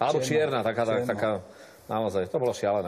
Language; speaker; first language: Slovak; native; Slovak